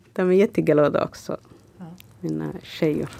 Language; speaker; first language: Swedish; non-native, learner; Somali